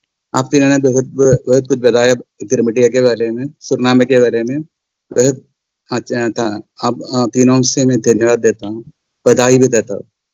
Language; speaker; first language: Hindi; non-native, local second language; Malayalam